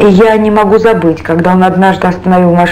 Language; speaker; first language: Russian; native; Russian